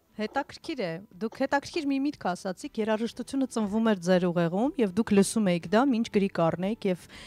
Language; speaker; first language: Armenian; native; Armenian